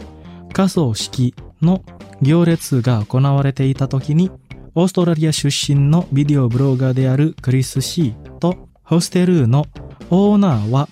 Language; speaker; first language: Japanese; non-native, fluent; Indonesian